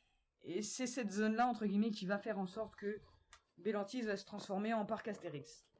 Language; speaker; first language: French; native; French